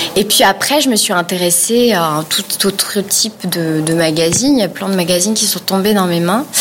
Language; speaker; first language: French; native; French